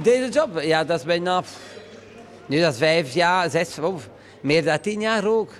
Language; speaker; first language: Dutch; non-native, local second language; French